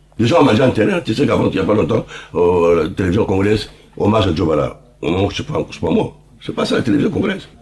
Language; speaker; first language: French; non-native, local second language; Lingala